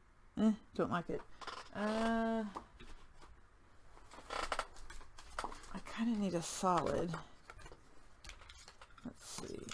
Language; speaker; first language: English; native; English